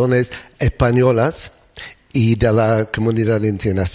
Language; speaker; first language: Spanish; non-native, learner; English